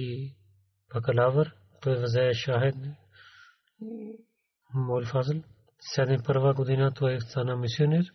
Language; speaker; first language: Bulgarian; non-native, learner; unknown